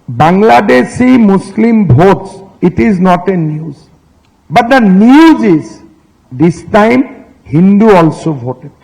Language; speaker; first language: Hindi; non-native, local second language; Assamese